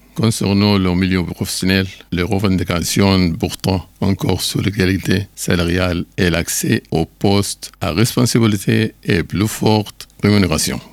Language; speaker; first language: French; non-native, learner; Arabic